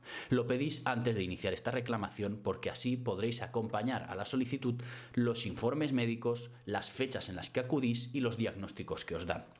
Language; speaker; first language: Spanish; native; Spanish